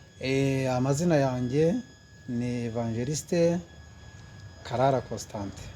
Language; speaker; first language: Kinyarwanda; early bilingual, heritage; Kinyarwanda